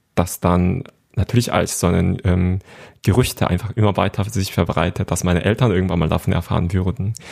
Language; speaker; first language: German; non-native, fluent; Korean